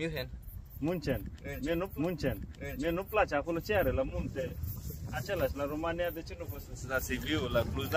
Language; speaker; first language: Romanian; non-native, learner; Bangla